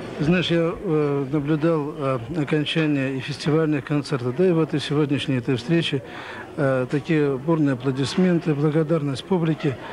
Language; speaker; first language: Russian; native; Russian